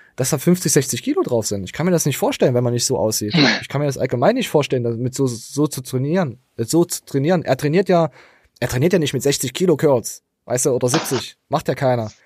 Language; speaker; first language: German; native; German